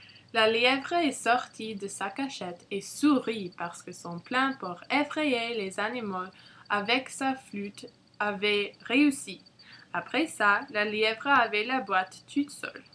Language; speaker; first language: French; non-native, learner; English